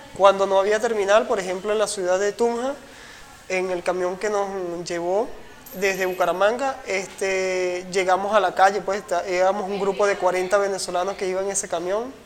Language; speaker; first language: Spanish; native; Spanish